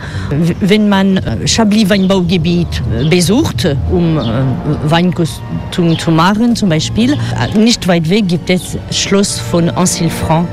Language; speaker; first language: German; non-native, learner; French